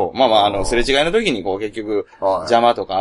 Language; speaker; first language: Japanese; native; Japanese